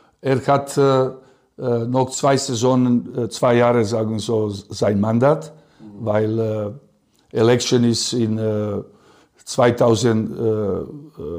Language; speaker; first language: German; non-native, learner; Serbian